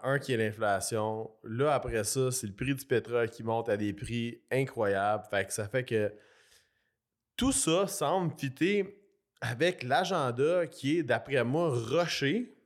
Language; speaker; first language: French; native; French